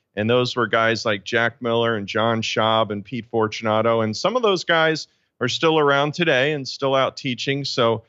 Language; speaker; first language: English; native; English